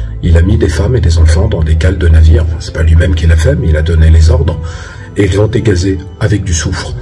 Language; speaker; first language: French; native; French